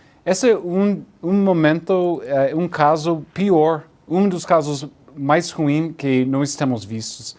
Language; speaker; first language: Portuguese; non-native, learner; English